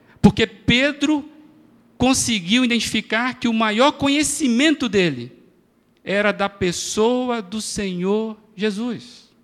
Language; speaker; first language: Portuguese; native; Portuguese